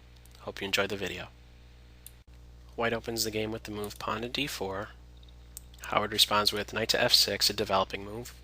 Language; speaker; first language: English; native; English